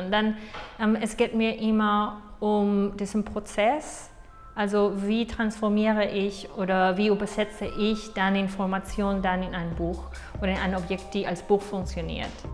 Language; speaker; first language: German; non-native, fluent; Spanish